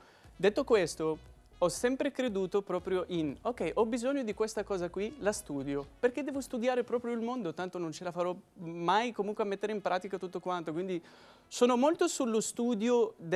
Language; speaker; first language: Italian; non-native, fluent; Arabic